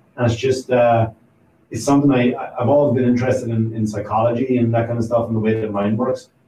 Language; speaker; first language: English; native; English